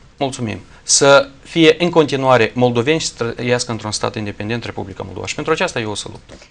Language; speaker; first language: Romanian; native; Romanian